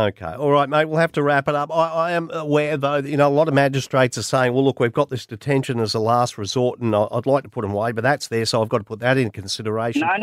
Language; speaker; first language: English; native; English